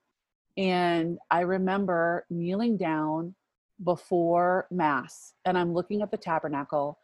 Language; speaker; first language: English; native; English